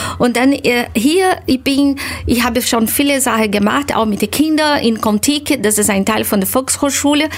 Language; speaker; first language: German; non-native, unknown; Portuguese